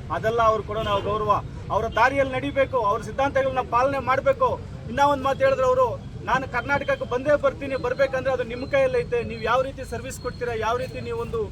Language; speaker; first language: Kannada; non-native, local second language; Telugu